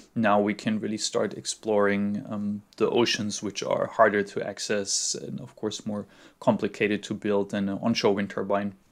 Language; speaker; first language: English; non-native, fluent; German